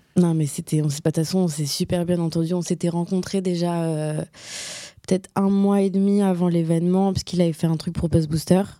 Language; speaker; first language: French; native; French